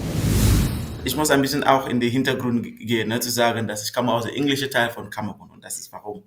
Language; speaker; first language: German; non-native, fluent; Northern Sotho